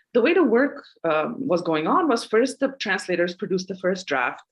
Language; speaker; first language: English; non-native, fluent; Slovenian